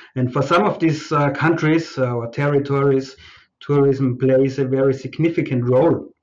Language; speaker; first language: English; non-native, fluent; German